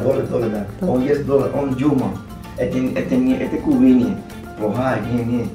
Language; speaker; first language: Russian; non-native, learner; Spanish